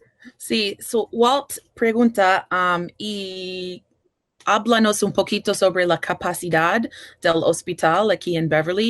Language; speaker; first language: Spanish; non-native, fluent; English